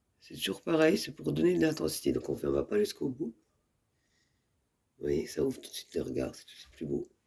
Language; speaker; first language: French; native; French